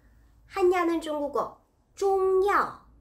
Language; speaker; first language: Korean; non-native, fluent; Chinese